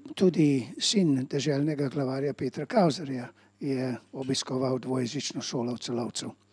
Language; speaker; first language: Slovenian; early bilingual, heritage; Slovenian